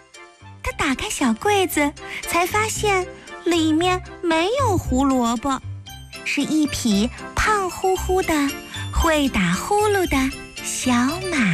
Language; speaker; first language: Chinese; native; Chinese